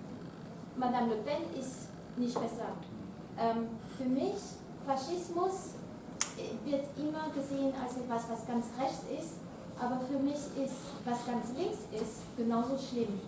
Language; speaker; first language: German; non-native, fluent; French